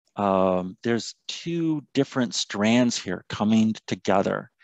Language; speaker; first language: English; native; English